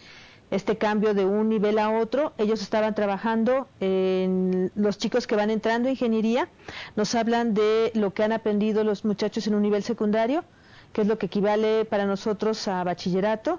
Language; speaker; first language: Spanish; native; Spanish